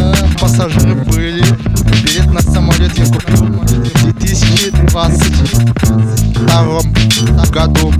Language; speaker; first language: Russian; non-native, learner; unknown